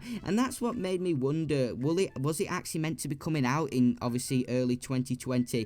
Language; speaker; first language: English; native; English